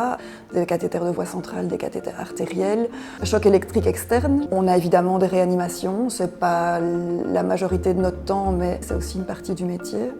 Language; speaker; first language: French; native; French